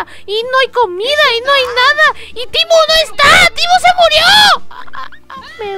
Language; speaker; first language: Spanish; native; Spanish